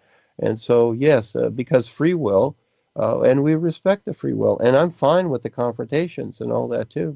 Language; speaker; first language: English; native; English